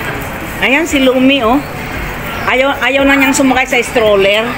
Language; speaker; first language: Filipino; native; Filipino